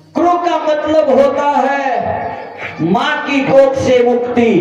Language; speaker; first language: Hindi; non-native, local second language; Marathi